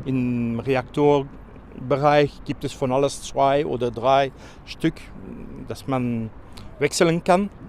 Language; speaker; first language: German; non-native, fluent; French